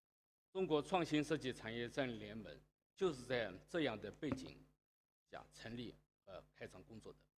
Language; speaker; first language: Chinese; native; Chinese